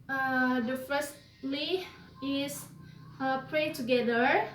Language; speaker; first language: English; non-native, learner; Indonesian